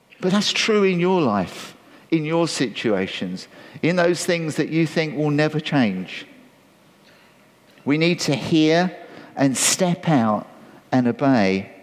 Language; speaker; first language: English; native; English